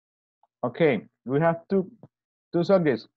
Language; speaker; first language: English; non-native, fluent; Spanish